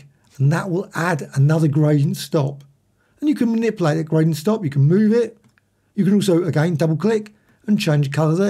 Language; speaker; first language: English; native; English